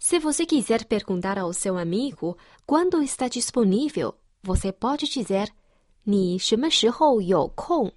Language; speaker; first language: Portuguese; non-native, fluent; Chinese